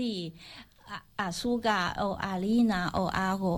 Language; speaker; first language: Spanish; non-native, learner; Chinese